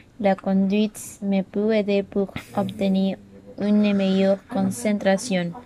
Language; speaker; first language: French; non-native, learner; Spanish